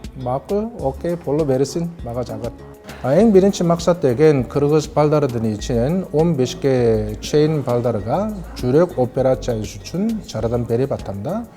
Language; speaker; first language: Kyrgyz; non-native, fluent; Korean